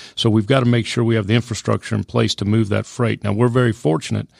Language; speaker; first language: English; native; English